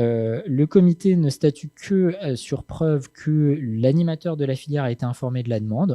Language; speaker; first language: French; native; French